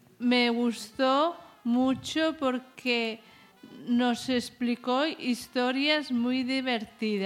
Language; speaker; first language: Spanish; non-native, local second language; Catalan